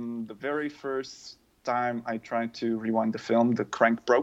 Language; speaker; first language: English; non-native, fluent; German